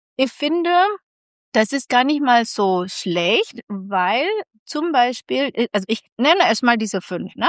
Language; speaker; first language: German; non-native, fluent; Indonesian